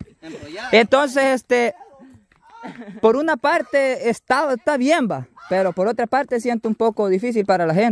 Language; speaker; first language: Spanish; native; Spanish